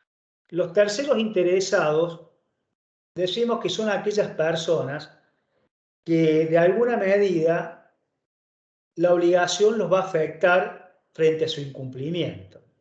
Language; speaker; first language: Spanish; native; Spanish